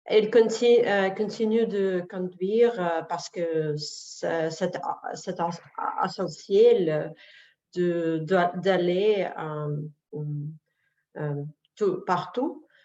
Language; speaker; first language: French; non-native, learner; Russian